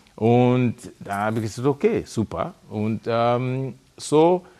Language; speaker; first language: German; non-native, fluent; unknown